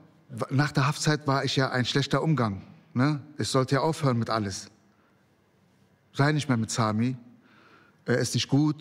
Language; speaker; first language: German; early bilingual, other home language; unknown